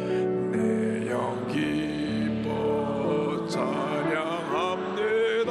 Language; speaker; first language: Korean; native; Korean